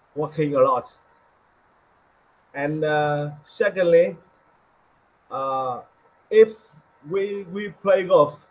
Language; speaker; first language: English; non-native, learner; Vietnamese